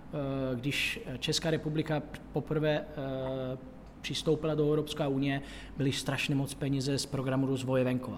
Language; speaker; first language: Czech; non-native, fluent; Italian